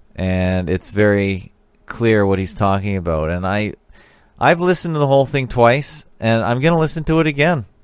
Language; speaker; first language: English; native; English